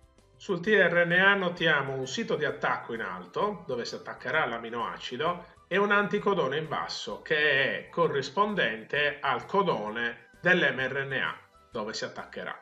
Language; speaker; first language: Italian; native; Italian